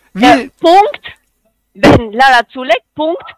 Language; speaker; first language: German; non-native, learner; Spanish